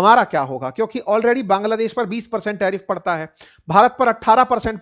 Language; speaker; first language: Hindi; native; Hindi